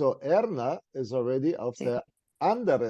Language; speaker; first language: German; non-native, fluent; English